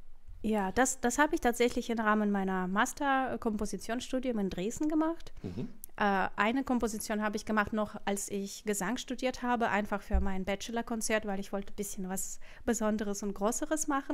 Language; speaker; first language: German; non-native, fluent; Russian